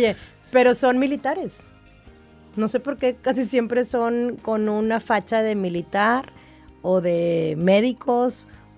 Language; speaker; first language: Spanish; native; Spanish